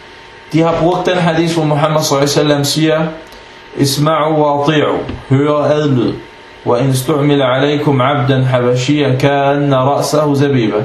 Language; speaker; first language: Danish; non-native, fluent; Arabic